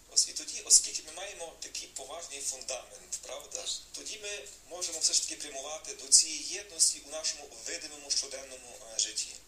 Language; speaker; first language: Ukrainian; native; Ukrainian